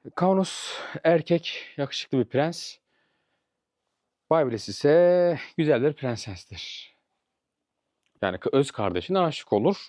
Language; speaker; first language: Turkish; native; Turkish